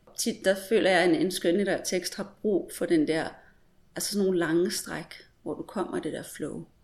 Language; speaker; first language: Danish; native; Danish